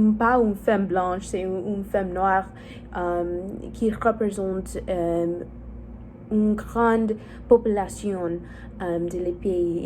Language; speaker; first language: French; non-native, learner; English